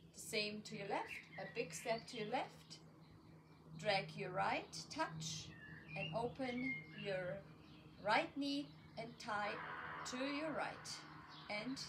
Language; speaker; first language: English; non-native, fluent; German